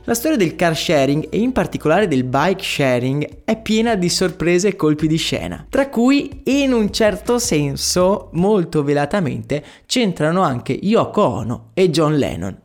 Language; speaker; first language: Italian; native; Italian